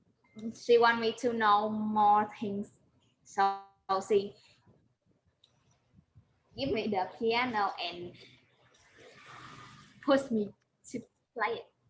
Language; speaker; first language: English; non-native, learner; Vietnamese